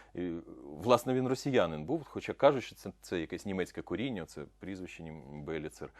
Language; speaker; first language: Ukrainian; non-native, local second language; Russian